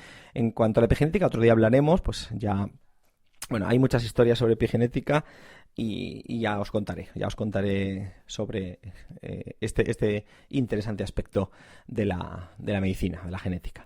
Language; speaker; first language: Spanish; native; Spanish